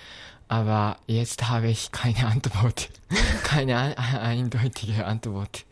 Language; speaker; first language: German; non-native, fluent; Japanese